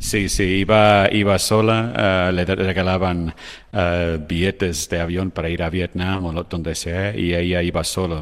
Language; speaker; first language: Spanish; non-native, fluent; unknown